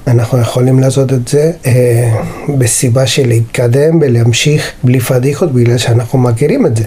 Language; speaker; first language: Hebrew; non-native, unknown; Spanish